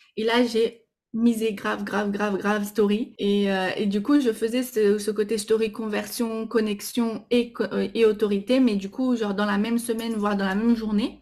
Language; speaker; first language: French; non-native, fluent; Portuguese